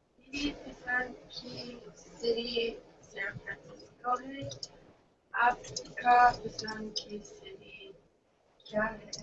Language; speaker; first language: Hindi; non-native, learner; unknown